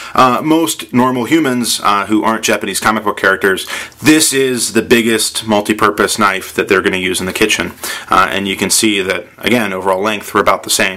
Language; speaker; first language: English; native; English